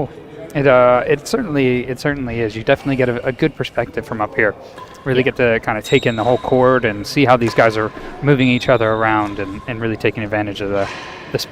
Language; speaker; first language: English; native; English